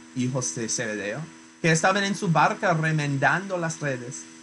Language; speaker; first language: Spanish; non-native, fluent; English